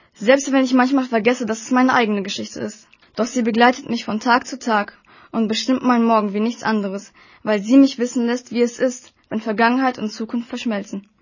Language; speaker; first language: German; early bilingual, other home language; Russian